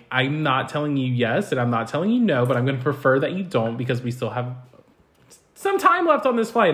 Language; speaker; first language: English; native; English